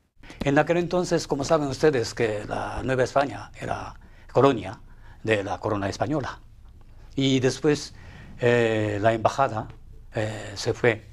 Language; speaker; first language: Spanish; non-native, fluent; Japanese